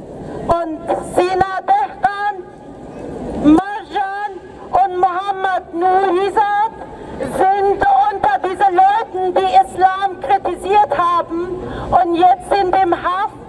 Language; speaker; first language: German; non-native, fluent; Persian